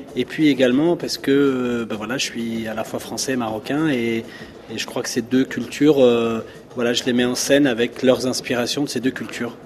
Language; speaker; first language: French; early bilingual, other home language; Arabic